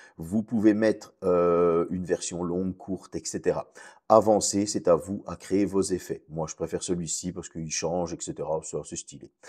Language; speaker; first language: French; native; French